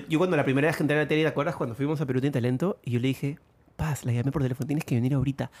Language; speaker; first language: Spanish; native; Spanish